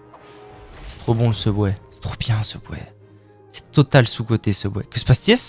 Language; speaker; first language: French; native; French